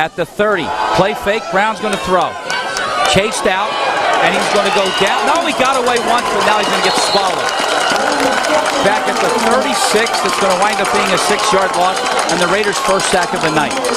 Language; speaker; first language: English; native; English